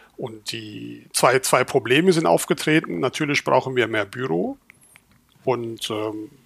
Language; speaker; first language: German; native; German